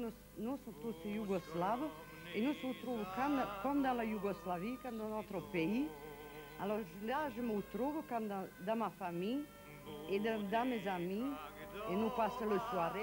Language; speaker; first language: French; non-native, learner; Serbian